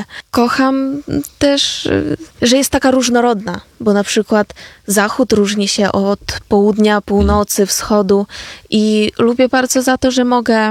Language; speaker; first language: Polish; non-native, fluent; Ukrainian